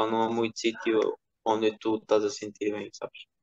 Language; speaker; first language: Portuguese; non-native, fluent; Georgian